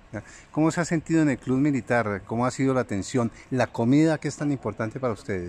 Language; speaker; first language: Spanish; native; Spanish